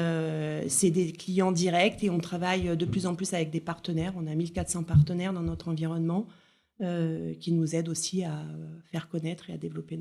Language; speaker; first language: French; native; French